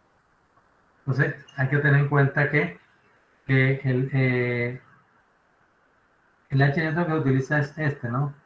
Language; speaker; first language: Spanish; native; Spanish